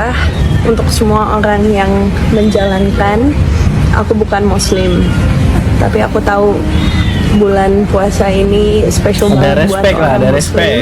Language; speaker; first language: Indonesian; non-native, fluent; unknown